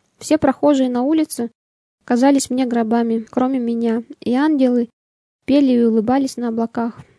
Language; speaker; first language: Russian; native; Russian